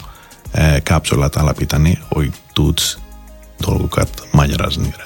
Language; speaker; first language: Hungarian; non-native, fluent; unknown